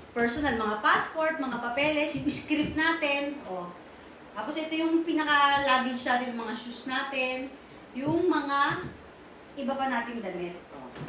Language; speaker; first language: Filipino; native; Filipino